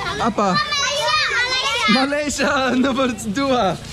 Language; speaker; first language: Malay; non-native, learner; English